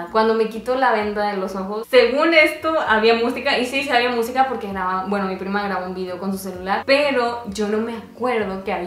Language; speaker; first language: Spanish; native; Spanish